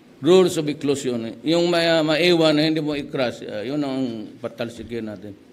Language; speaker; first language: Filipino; non-native, local second language; Cebuano